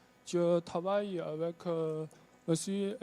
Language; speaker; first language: French; non-native, learner; Chinese